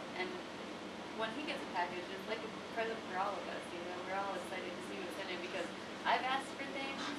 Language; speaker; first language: English; native; English